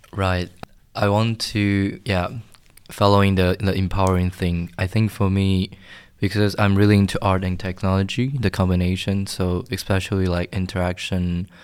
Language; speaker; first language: English; non-native, fluent; Chinese